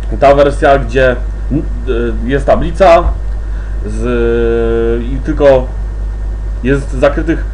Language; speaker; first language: Polish; native; Polish